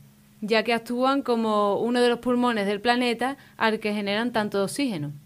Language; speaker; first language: Spanish; native; Spanish